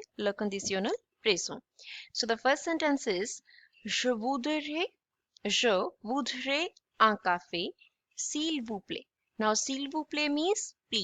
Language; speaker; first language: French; non-native, fluent; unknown